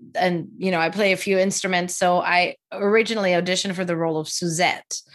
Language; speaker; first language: English; non-native, fluent; Spanish